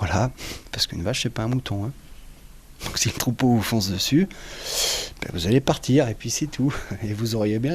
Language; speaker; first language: French; native; French